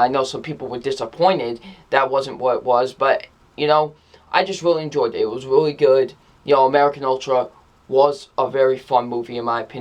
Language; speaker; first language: English; native; English